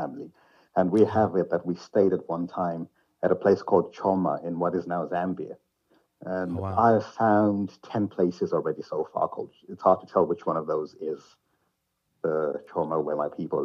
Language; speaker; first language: English; non-native, local second language; Shona